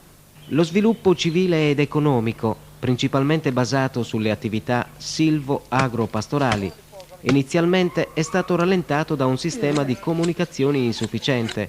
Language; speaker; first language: Italian; native; Italian